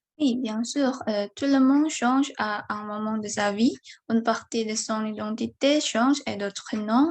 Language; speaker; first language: French; non-native, learner; Indonesian